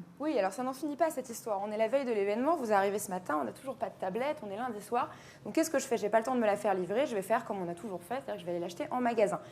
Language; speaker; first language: French; native; French